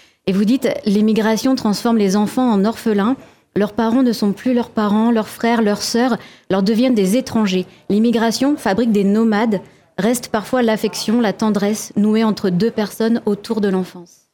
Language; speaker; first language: French; native; French